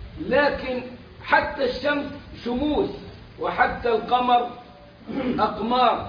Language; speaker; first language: Arabic; native; Arabic